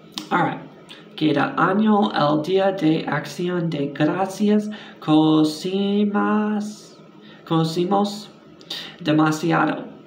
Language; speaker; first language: Spanish; non-native, learner; English